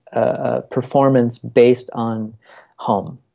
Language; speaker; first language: English; native; English